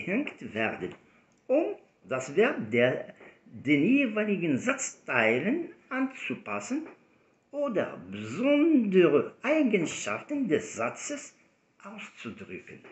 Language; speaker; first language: German; non-native, fluent; Arabic